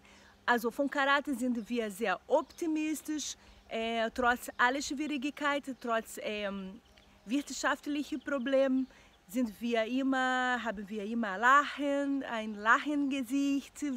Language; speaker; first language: German; non-native, learner; Portuguese